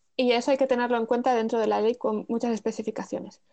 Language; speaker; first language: Spanish; native; Spanish